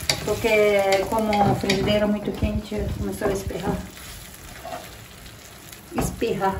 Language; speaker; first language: Portuguese; non-native, fluent; Ukrainian